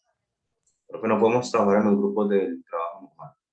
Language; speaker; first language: Spanish; native; Spanish